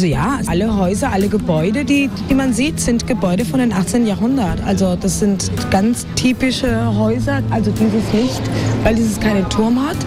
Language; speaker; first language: German; non-native, fluent; Spanish